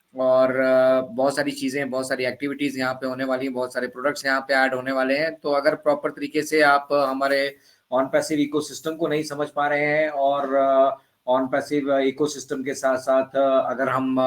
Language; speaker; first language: Hindi; native; Hindi